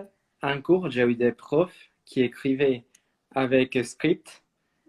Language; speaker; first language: French; non-native, fluent; Spanish